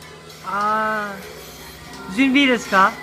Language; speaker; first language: Japanese; non-native, learner; Vietnamese